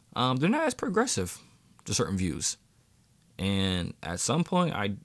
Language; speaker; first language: English; native; English